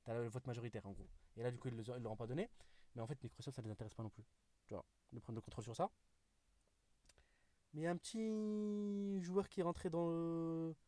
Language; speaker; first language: French; native; French